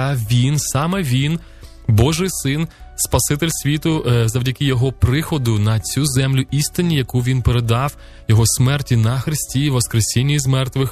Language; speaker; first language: Ukrainian; native; Ukrainian